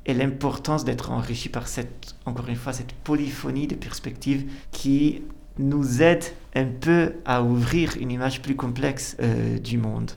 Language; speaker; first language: French; non-native, fluent; Italian